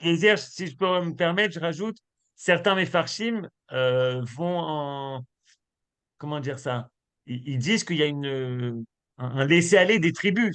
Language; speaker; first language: French; native; French